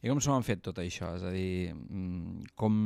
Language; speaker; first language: Catalan; native; Catalan